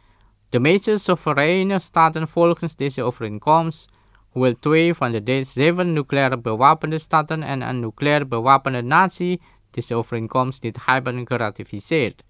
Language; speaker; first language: Dutch; non-native, fluent; Indonesian